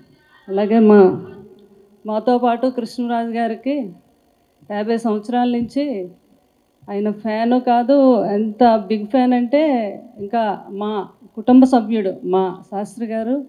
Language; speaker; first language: Telugu; native; Telugu